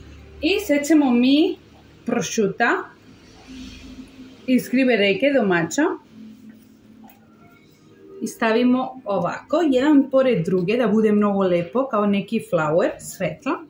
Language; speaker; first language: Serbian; non-native, learner; Spanish